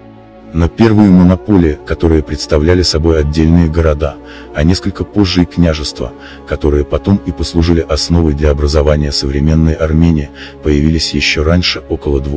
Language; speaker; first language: Russian; native; Russian